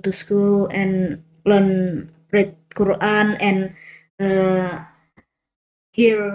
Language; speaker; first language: English; non-native, learner; Indonesian